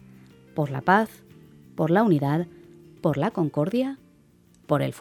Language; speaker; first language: Spanish; native; Spanish